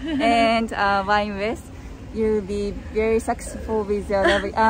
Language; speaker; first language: English; non-native, fluent; Japanese